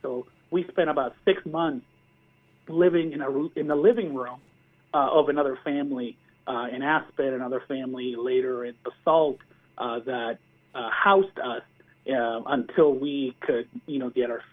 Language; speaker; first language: English; early bilingual, other home language; Spanish